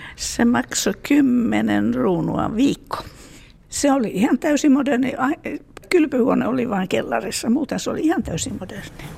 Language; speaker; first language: Finnish; native; Finnish